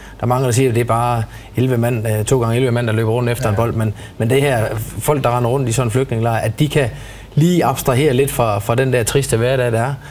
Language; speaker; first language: Danish; early bilingual, other home language; Arabic